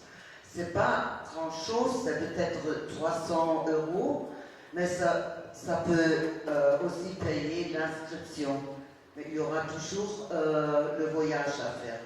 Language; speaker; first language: French; non-native, fluent; German